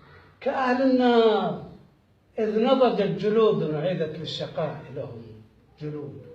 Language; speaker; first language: Arabic; native; Arabic